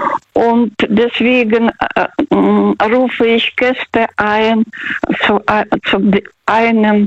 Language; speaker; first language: German; non-native, fluent; Russian